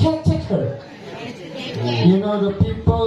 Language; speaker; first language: English; non-native, learner; Indonesian